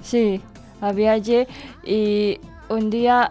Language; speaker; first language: Catalan; non-native, learner; Indonesian